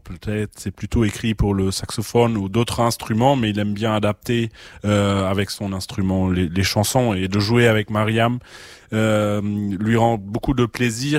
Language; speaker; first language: French; non-native, fluent; German